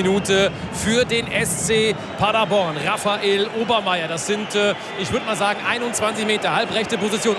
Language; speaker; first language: German; native; German